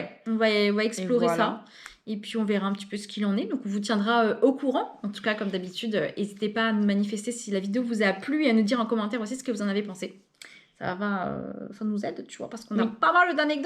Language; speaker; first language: French; native; French